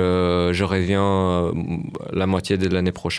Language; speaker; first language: French; non-native, fluent; Portuguese